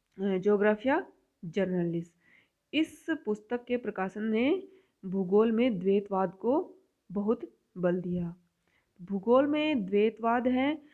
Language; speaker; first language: Hindi; native; Hindi